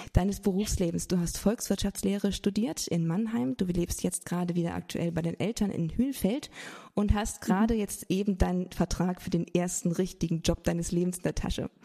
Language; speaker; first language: German; native; German